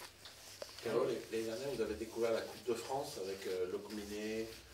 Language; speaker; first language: French; native; French